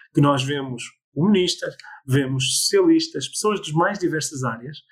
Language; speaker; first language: Portuguese; early bilingual, other home language; English